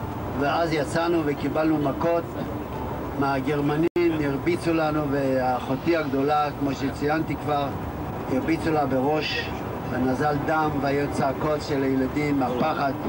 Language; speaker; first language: Hebrew; non-native, fluent; Yiddish